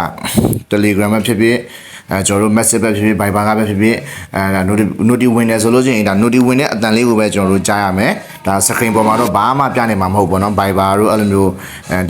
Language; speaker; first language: Burmese; native; Burmese